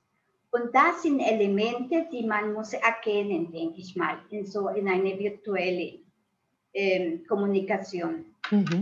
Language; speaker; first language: German; non-native, fluent; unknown